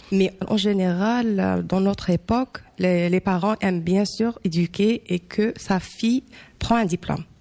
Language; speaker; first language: French; non-native, local second language; Arabic